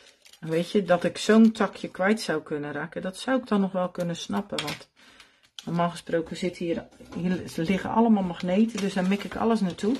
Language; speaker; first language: Dutch; native; Dutch